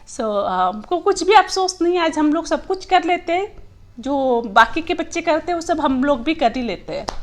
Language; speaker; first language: Hindi; non-native, local second language; Gujarati